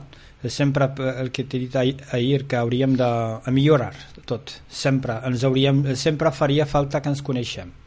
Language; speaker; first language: Catalan; non-native, fluent; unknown